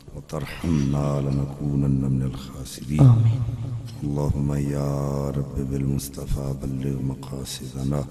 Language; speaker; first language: Urdu; non-native, local second language; Punjabi